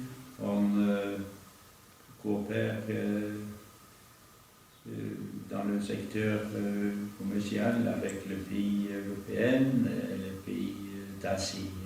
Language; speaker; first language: French; non-native, fluent; Norwegian